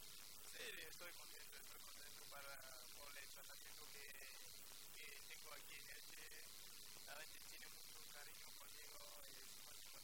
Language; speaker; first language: Spanish; non-native, fluent; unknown